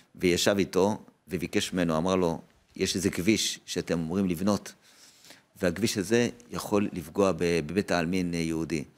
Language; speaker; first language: Hebrew; native; Hebrew